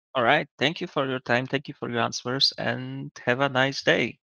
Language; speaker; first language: English; non-native, learner; Polish